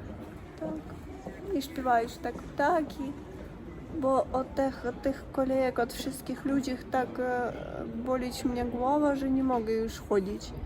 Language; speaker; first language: Polish; non-native, learner; Russian